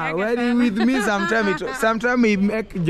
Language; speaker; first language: English; non-native, learner; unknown